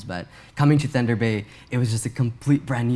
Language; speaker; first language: English; early bilingual, other home language; Urdu